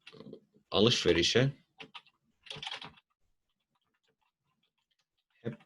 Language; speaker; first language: Turkish; non-native, fluent; Urdu